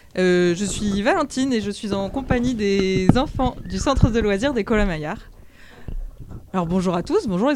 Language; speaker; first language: French; native; French